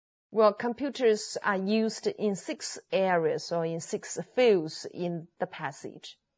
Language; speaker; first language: English; non-native, fluent; Chinese